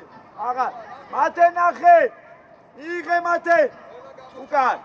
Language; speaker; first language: Georgian; native; Georgian